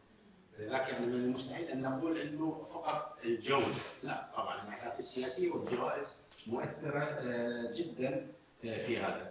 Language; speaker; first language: Arabic; native; Arabic